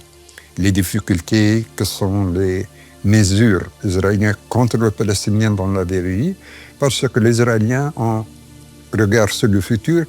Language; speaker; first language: French; non-native, fluent; Arabic